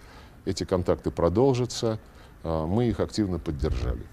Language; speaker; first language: Russian; native; Russian